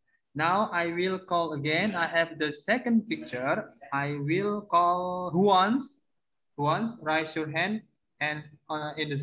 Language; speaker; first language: English; non-native, learner; Indonesian